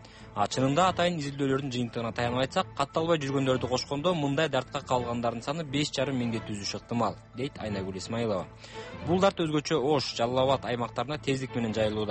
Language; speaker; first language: Kyrgyz; native; Kyrgyz